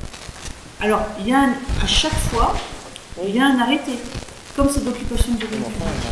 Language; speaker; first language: French; native; French